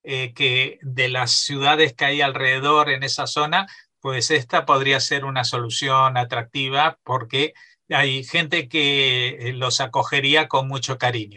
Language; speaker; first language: Spanish; native; Spanish